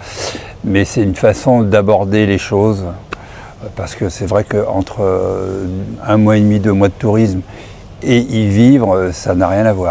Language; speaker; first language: French; native; French